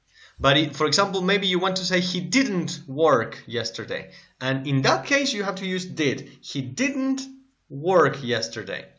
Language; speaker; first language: English; non-native, fluent; Spanish